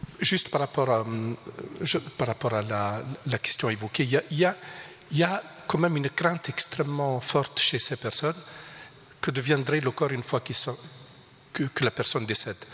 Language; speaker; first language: French; non-native, local second language; Arabic